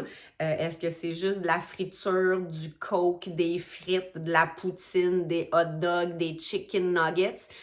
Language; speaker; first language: French; native; French